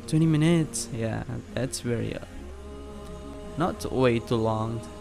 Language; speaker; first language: English; non-native, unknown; Indonesian